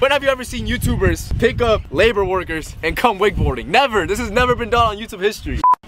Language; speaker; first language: English; native; English